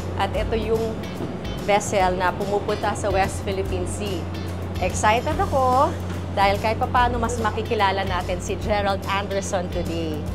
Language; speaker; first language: Filipino; native; Filipino